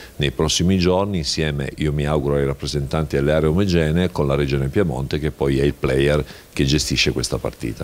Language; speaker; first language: Italian; native; Italian